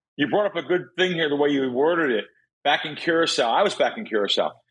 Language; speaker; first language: English; native; English